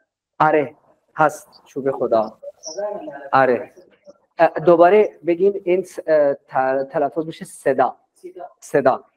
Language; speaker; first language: Persian; non-native, fluent; Urdu